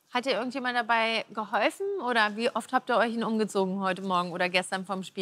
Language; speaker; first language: German; native; German